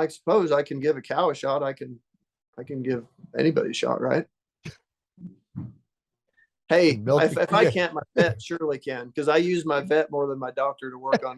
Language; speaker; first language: English; native; English